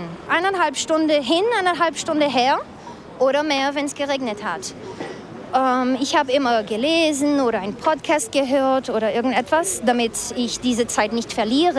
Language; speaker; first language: German; early bilingual, heritage; Portuguese